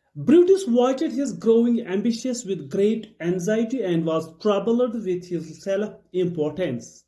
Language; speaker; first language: English; non-native, local second language; Urdu